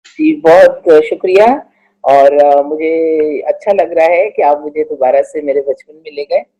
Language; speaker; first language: Urdu; non-native, local second language; Punjabi